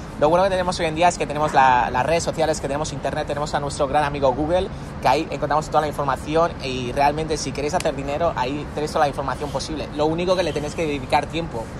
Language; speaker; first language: Spanish; native; Spanish